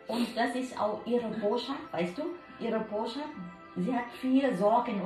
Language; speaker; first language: German; non-native, learner; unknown